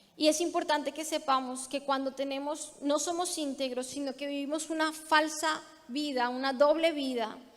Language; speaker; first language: Spanish; native; Spanish